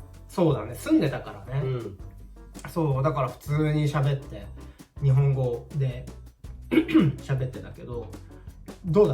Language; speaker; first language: Japanese; native; Japanese